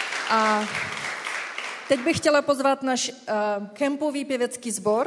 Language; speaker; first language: Czech; native; Czech